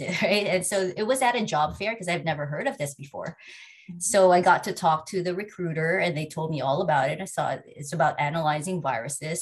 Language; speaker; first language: English; non-native, local second language; Filipino